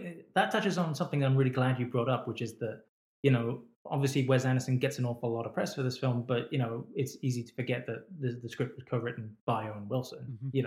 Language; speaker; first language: English; native; English